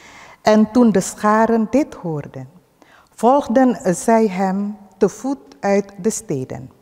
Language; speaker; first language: Dutch; early bilingual, other home language; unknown